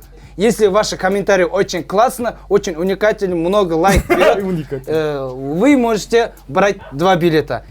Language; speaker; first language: Russian; non-native, local second language; Kazakh